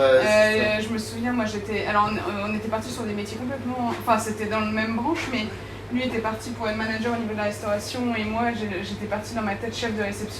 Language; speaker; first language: French; native; French